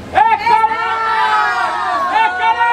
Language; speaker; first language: Italian; native; Italian